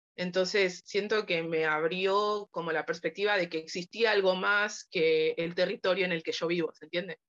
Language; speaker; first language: Spanish; native; Spanish